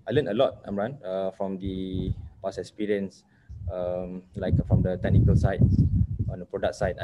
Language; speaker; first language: English; non-native, local second language; Malay